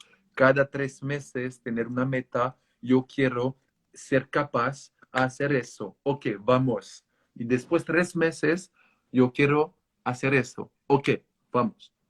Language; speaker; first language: Spanish; non-native, fluent; French